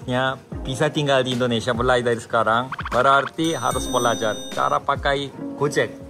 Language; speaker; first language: Indonesian; non-native, fluent; Korean